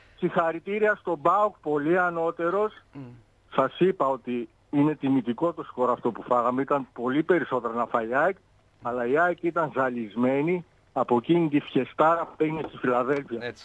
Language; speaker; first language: Greek; native; Greek